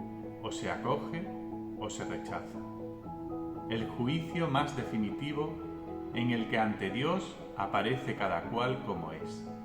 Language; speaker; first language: Spanish; native; Spanish